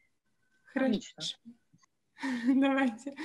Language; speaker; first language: Russian; non-native, fluent; English